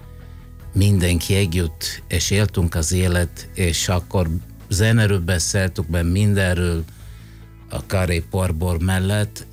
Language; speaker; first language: Hungarian; non-native, fluent; Italian